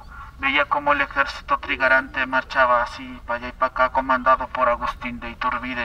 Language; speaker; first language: Spanish; native; Spanish